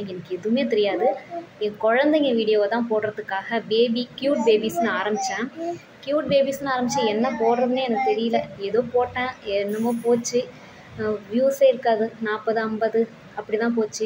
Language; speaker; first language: Tamil; native; Tamil